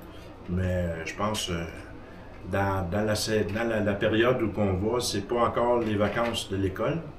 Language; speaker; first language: French; native; French